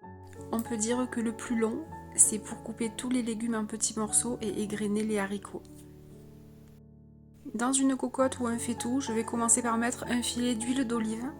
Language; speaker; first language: French; native; French